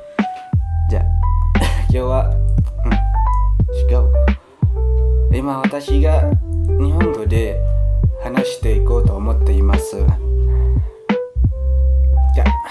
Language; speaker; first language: Japanese; non-native, learner; Indonesian